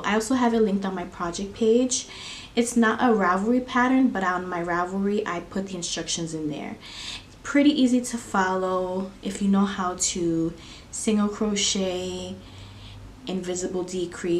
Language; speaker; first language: English; native; English